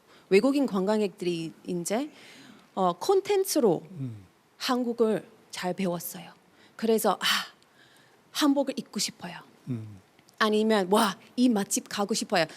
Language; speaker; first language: Korean; non-native, fluent; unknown